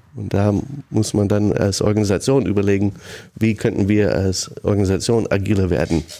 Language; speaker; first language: German; non-native, fluent; English